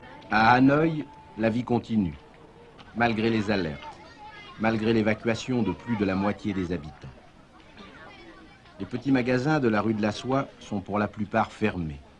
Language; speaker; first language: French; native; French